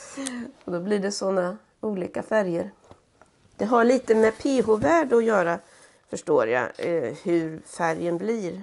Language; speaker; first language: Swedish; native; Swedish